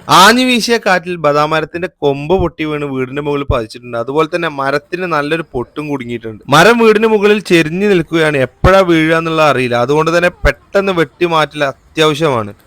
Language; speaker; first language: Malayalam; native; Malayalam